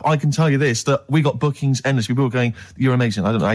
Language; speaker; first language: English; native; English